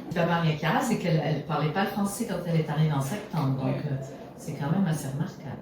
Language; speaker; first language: French; native; French